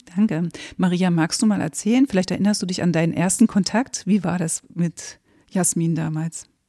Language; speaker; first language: German; native; German